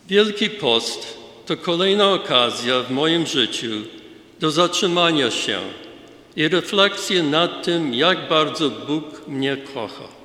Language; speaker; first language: Polish; early bilingual, heritage; Polish